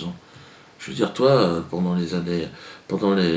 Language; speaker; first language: French; native; French